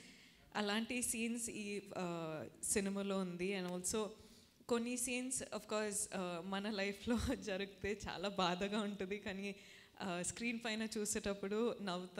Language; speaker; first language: Telugu; non-native, fluent; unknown